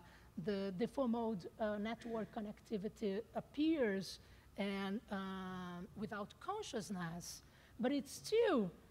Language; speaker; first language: English; non-native, fluent; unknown